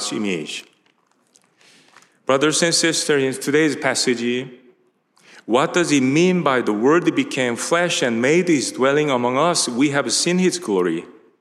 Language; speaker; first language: English; non-native, fluent; Korean